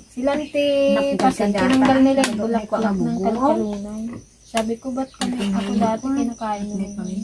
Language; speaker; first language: Filipino; native; Filipino